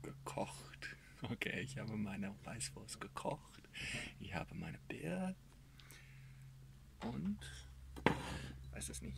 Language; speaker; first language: German; non-native, learner; English